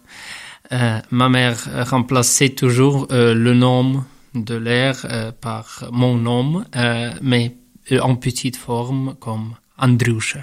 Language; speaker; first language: French; non-native, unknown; Russian